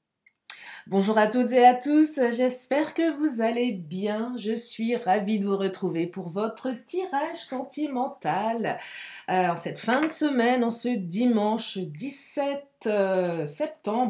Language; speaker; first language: French; native; French